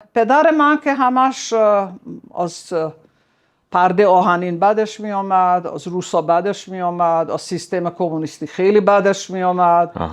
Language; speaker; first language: Persian; non-native, fluent; Hungarian